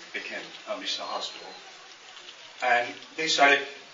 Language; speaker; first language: English; non-native, local second language; Nepali